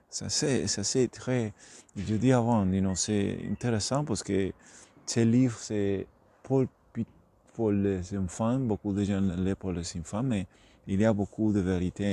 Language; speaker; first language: French; non-native, learner; Spanish